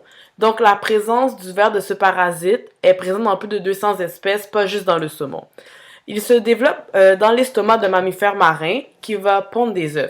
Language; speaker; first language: French; native; French